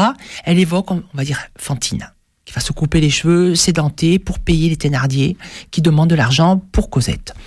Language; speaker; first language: French; native; French